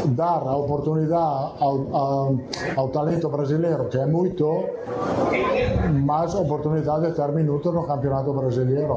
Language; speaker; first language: Portuguese; non-native, learner; Italian